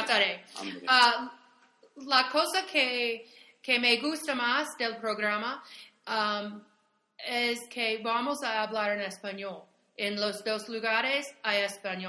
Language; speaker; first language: Spanish; non-native, fluent; English